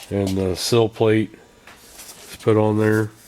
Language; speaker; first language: English; native; English